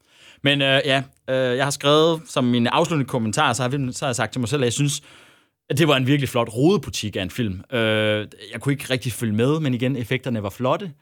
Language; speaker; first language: Danish; native; Danish